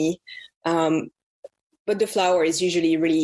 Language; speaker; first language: English; non-native, fluent; French